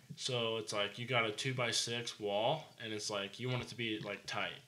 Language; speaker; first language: English; native; English